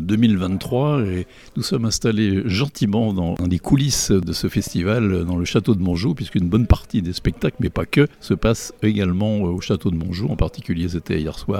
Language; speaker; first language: French; native; French